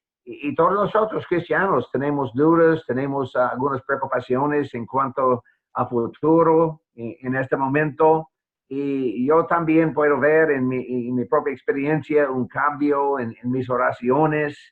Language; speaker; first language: Spanish; non-native, fluent; English